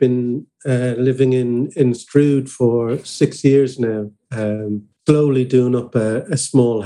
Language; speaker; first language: English; native; English